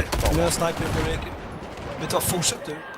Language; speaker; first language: Swedish; native; Swedish